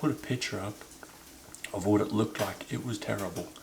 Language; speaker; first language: English; native; English